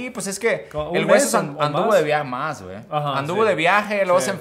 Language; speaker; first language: Spanish; native; Spanish